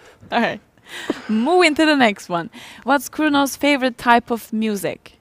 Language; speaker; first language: English; non-native, fluent; Turkish